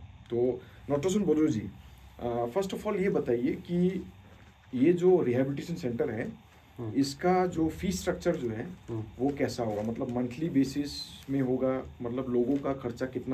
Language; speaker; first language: Hindi; non-native, local second language; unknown